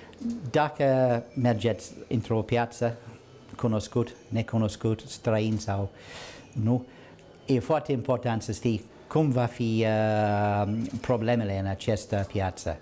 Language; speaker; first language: Romanian; non-native, learner; English